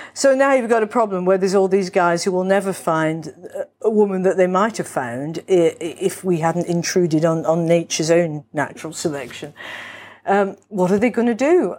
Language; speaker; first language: English; native; English